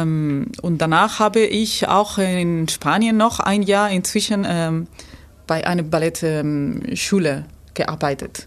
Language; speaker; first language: German; non-native, fluent; Spanish